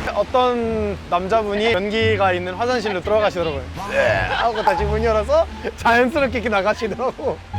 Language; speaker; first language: Korean; non-native, fluent; Arabic